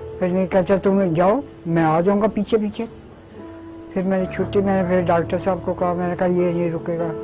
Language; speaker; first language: Hindi; early bilingual, other home language; Punjabi